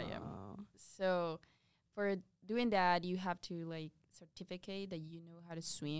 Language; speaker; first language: English; non-native, fluent; Spanish